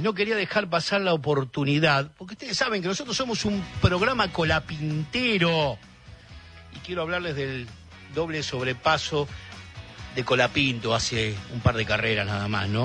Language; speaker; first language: Spanish; native; Spanish